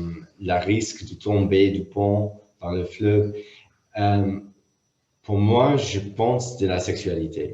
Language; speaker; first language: French; non-native, fluent; English